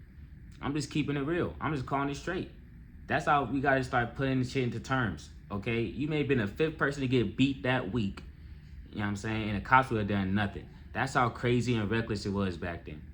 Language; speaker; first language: English; native; English